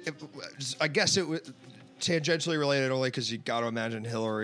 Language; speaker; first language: English; native; English